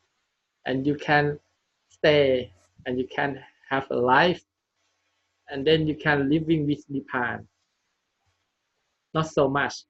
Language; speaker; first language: English; non-native, learner; Thai